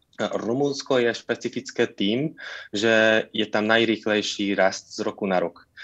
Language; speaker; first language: Slovak; non-native, local second language; Hungarian